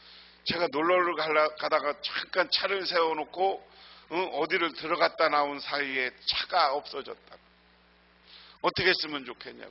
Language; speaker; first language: Korean; native; Korean